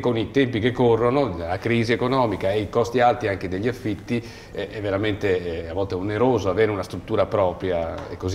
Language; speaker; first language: Italian; native; Italian